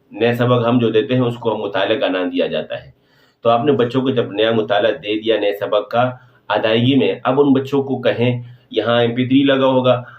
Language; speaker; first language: Urdu; non-native, local second language; Pashto